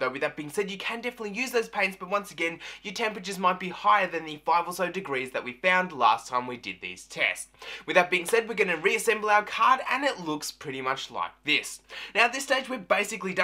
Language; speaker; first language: English; native; English